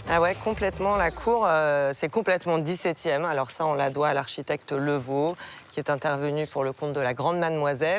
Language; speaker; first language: French; native; French